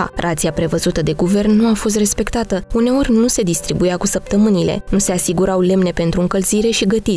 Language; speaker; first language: Romanian; native; Romanian